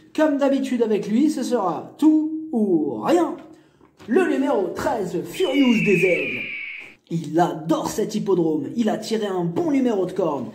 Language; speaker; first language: French; native; French